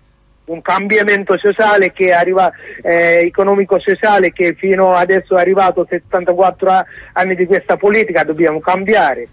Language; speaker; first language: Italian; non-native, learner; Sinhala